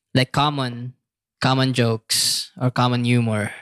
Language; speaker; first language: English; non-native, local second language; Filipino